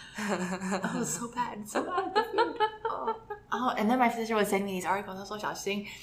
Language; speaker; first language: English; native; English